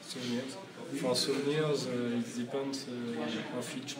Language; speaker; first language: English; non-native, learner; French